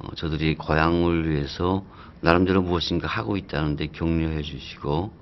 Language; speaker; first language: Korean; native; Korean